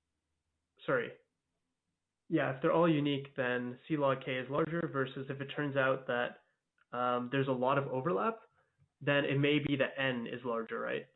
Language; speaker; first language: English; native; English